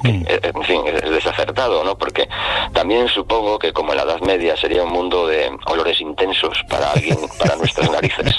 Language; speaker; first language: Spanish; native; Spanish